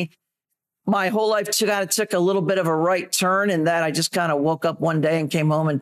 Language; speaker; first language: English; native; English